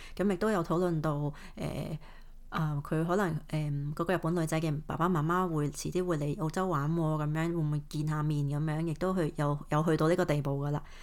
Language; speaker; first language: Cantonese; native; Cantonese